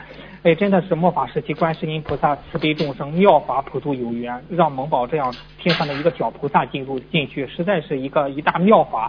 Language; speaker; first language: Chinese; native; Chinese